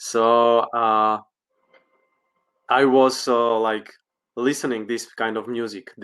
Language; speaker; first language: English; non-native, learner; Slovak